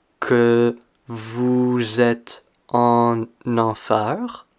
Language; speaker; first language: French; non-native, fluent; English